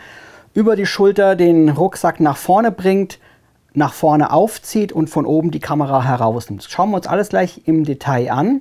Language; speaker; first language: German; native; German